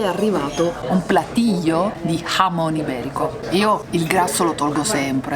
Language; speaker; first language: Italian; native; Italian